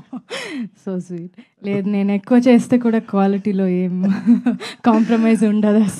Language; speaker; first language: Telugu; non-native, fluent; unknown